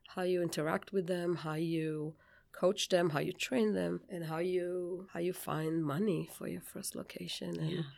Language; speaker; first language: English; non-native, fluent; Hebrew